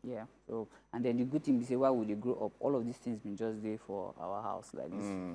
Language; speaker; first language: Nigerian Pidgin; native; Nigerian Pidgin